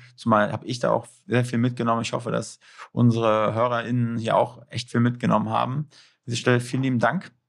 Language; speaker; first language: German; native; German